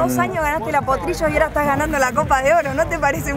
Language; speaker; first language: Spanish; native; Spanish